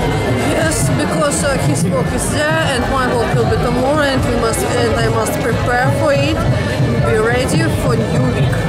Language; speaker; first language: English; non-native, learner; Russian